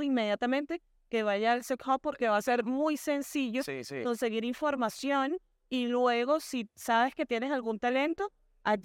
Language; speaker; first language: Spanish; native; Spanish